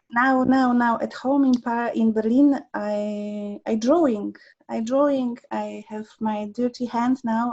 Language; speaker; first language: English; non-native, learner; Polish